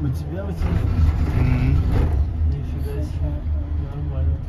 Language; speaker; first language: Russian; native; Russian